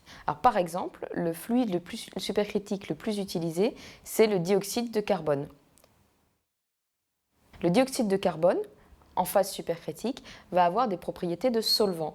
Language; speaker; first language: French; native; French